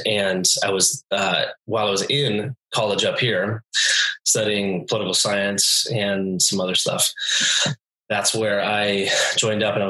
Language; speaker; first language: English; native; English